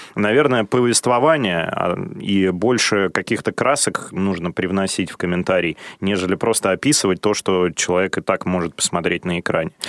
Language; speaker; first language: Russian; native; Russian